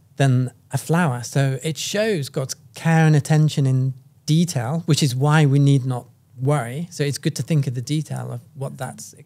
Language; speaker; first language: English; native; English